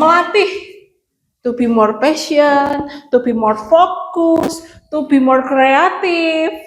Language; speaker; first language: English; non-native, learner; Indonesian